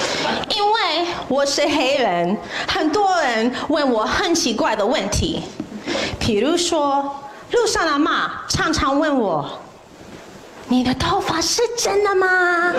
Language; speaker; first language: Chinese; non-native, fluent; English